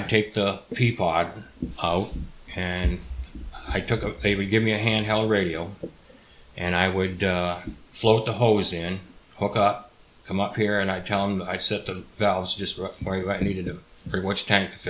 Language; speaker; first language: English; native; English